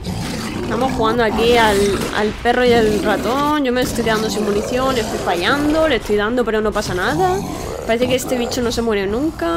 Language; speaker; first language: Spanish; native; Spanish